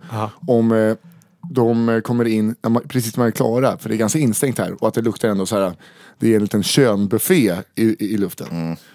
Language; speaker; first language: Swedish; native; Swedish